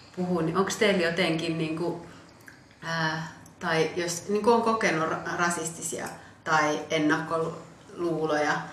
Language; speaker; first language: Finnish; early bilingual, other home language; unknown